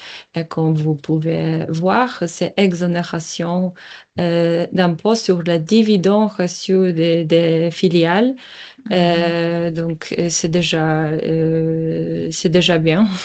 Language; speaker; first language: French; non-native, learner; Polish